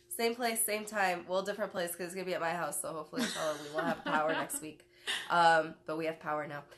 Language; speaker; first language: English; native; English